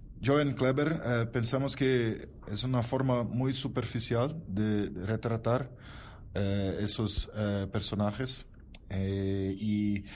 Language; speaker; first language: Spanish; non-native, learner; Portuguese